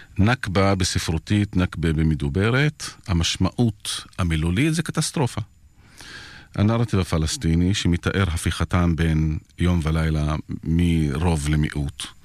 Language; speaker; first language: Hebrew; non-native, local second language; Arabic